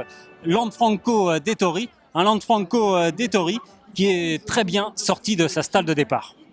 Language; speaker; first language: French; native; French